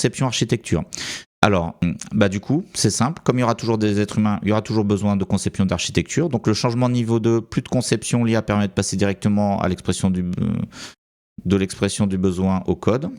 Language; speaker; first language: French; native; French